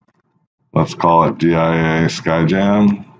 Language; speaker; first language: English; native; English